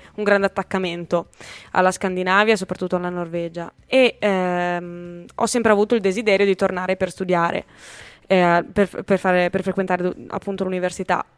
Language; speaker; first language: Italian; native; Italian